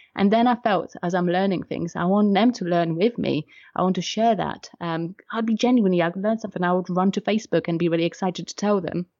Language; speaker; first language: English; non-native, fluent; Polish